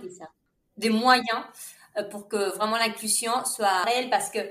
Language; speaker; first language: French; non-native, fluent; Spanish